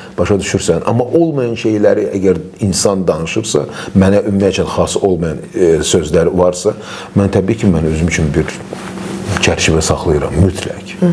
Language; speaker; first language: Azerbaijani; non-native, local second language; Russian